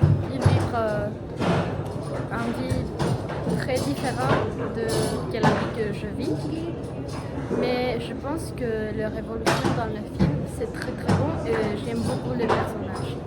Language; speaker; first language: French; non-native, learner; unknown